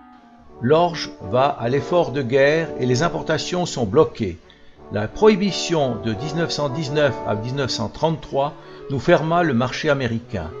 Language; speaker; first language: French; native; French